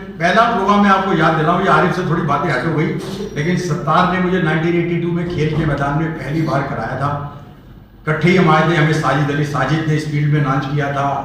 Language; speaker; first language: Urdu; native; Urdu